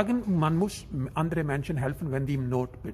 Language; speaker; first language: German; non-native, learner; Urdu